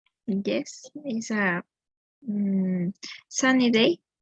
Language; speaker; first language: English; non-native, learner; Spanish